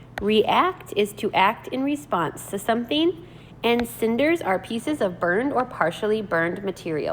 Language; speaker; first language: English; native; English